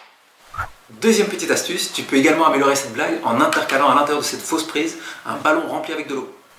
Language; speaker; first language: French; native; French